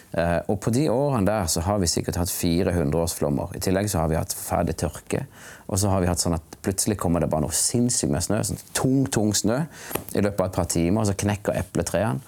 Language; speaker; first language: Norwegian; native; Norwegian